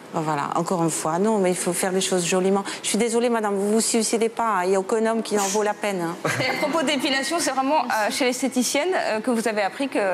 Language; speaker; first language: French; non-native, fluent; Dutch